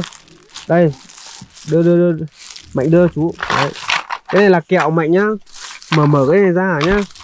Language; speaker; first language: Vietnamese; native; Vietnamese